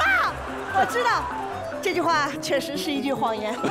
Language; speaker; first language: Chinese; native; Chinese